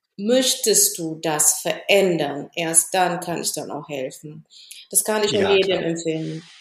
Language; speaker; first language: German; non-native, fluent; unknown